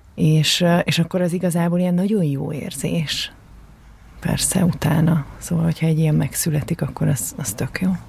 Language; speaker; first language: Hungarian; native; Hungarian